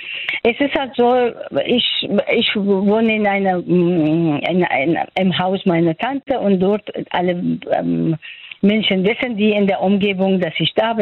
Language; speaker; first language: German; non-native, fluent; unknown